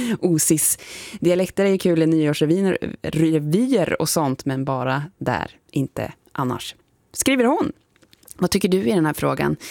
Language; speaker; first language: Swedish; native; Swedish